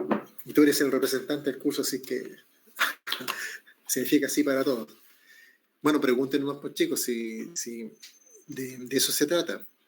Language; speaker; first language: Spanish; native; Spanish